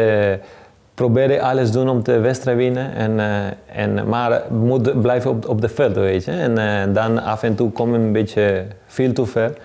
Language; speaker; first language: Dutch; non-native, learner; Spanish